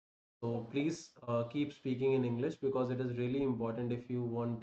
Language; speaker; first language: English; non-native, local second language; Hindi